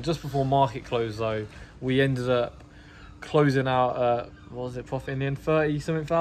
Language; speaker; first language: English; native; English